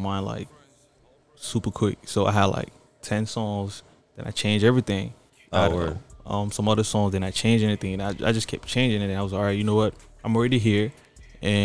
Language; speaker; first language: English; non-native, local second language; French